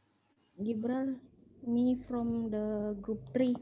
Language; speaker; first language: English; non-native, learner; Indonesian